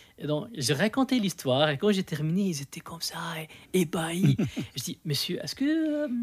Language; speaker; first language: French; non-native, fluent; Arabic